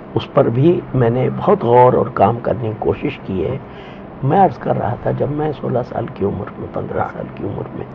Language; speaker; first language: Urdu; non-native, local second language; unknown